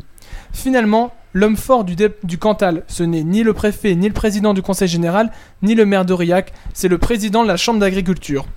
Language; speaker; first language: French; native; French